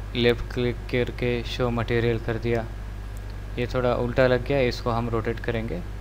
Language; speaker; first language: Hindi; non-native, local second language; Marathi